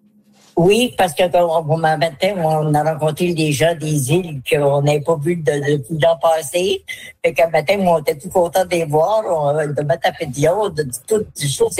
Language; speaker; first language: French; native; French